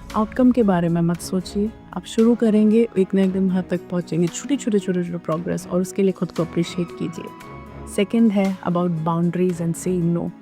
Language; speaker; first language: Hindi; native; Hindi